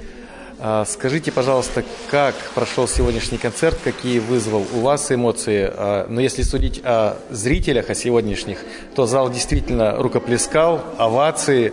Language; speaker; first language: Russian; native; Russian